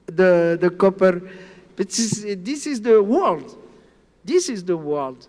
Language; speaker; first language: English; non-native, learner; Spanish